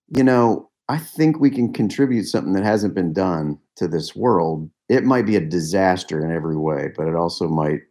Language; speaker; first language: English; native; English